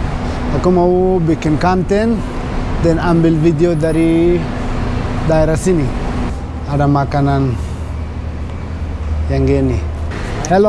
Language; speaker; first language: Indonesian; non-native, fluent; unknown